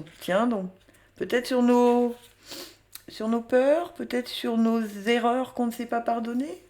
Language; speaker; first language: French; native; French